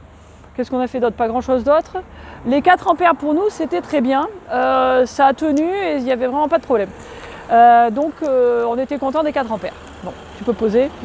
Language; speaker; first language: French; native; French